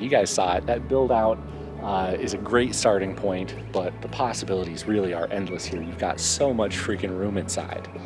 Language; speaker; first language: English; native; English